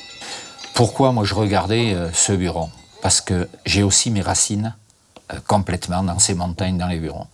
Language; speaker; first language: French; native; French